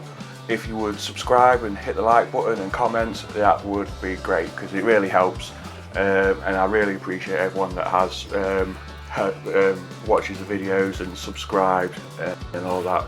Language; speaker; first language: English; native; English